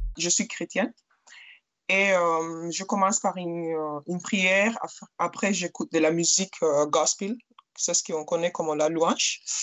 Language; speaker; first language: French; non-native, fluent; Spanish